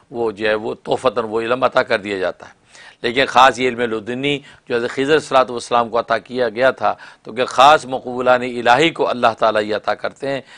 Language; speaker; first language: Urdu; native; Urdu